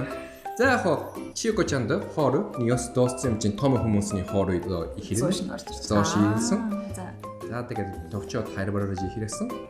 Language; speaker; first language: Mongolian; non-native, fluent; Japanese